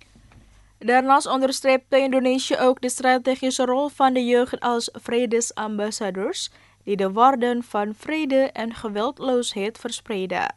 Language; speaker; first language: Dutch; non-native, fluent; Indonesian